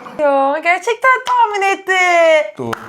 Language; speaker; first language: Turkish; native; Turkish